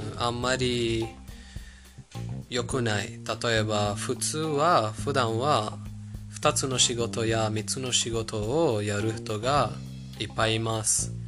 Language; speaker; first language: Japanese; non-native, fluent; Persian